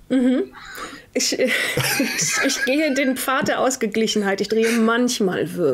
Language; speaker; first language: German; native; German